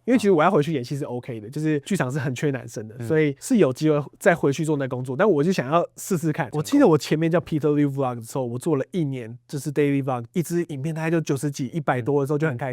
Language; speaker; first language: Chinese; native; Chinese